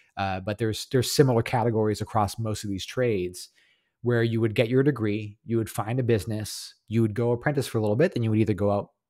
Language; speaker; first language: English; native; English